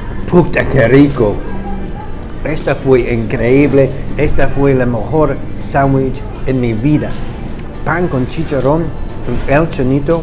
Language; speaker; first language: Spanish; non-native, learner; English